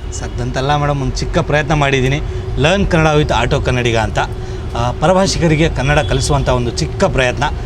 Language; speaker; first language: Kannada; native; Kannada